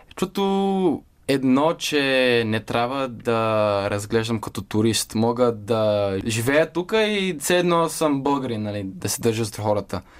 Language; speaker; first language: Bulgarian; early bilingual, heritage; Bulgarian